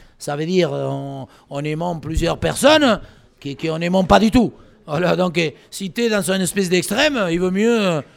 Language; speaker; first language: French; non-native, fluent; Spanish